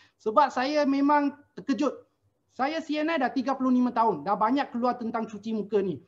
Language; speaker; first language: Malay; non-native, local second language; Chinese